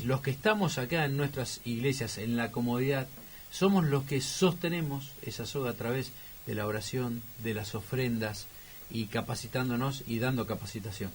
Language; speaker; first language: Spanish; native; Spanish